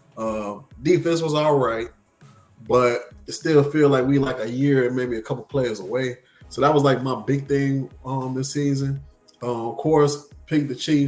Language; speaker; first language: English; native; English